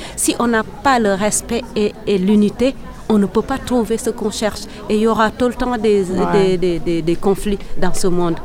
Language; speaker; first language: French; non-native, local second language; Serer